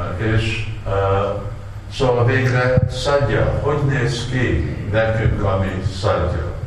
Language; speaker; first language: Hungarian; non-native, learner; Russian